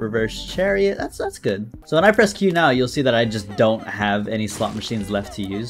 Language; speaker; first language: English; native; English